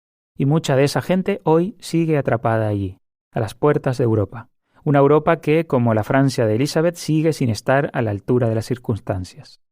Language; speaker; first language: Spanish; native; Spanish